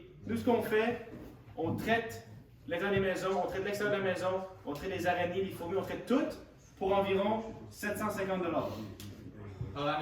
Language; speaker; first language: French; native; French